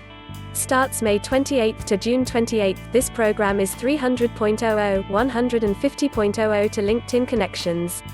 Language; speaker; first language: English; native; English